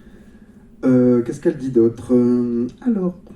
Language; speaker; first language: French; native; French